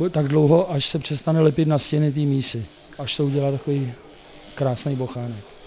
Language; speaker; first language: Czech; native; Czech